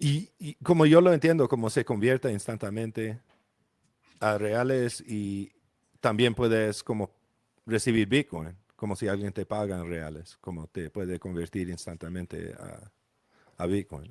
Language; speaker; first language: Spanish; non-native, fluent; English